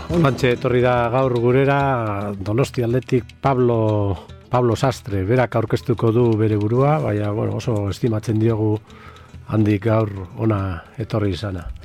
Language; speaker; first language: Basque; native; Basque